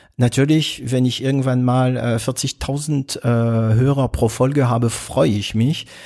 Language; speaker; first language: German; non-native, fluent; French